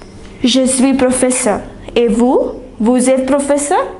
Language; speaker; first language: French; non-native, fluent; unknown